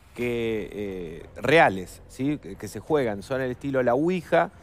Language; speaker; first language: Spanish; native; Spanish